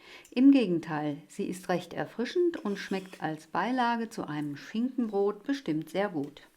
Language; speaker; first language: German; native; German